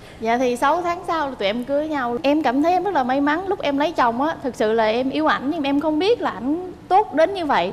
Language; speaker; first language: Vietnamese; native; Vietnamese